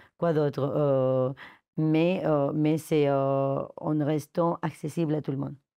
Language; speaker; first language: French; non-native, fluent; Spanish